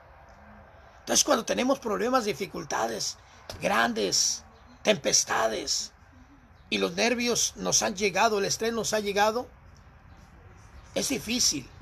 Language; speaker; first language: Spanish; native; Spanish